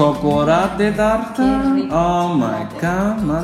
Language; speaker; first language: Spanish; non-native, learner; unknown